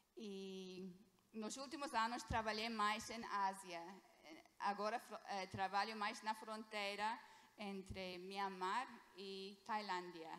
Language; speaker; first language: Portuguese; non-native, fluent; English